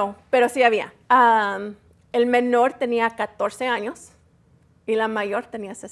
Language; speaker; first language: Spanish; early bilingual, heritage; Spanish